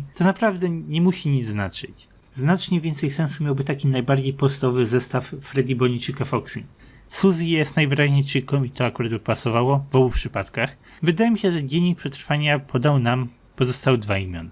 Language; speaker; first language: Polish; native; Polish